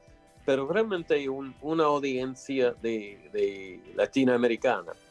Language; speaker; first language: Spanish; non-native, fluent; English